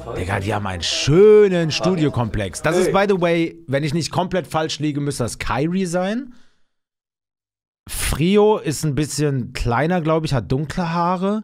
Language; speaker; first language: German; native; German